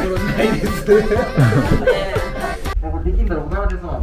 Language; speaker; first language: Japanese; native; Japanese